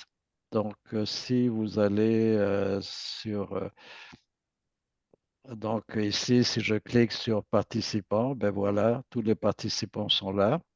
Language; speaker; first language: French; native; French